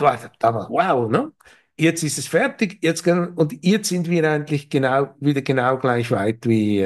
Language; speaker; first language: German; native; German